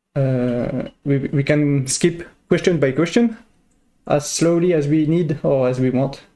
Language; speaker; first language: English; non-native, fluent; French